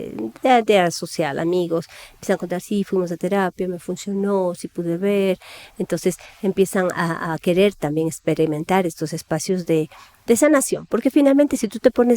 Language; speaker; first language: Spanish; native; Spanish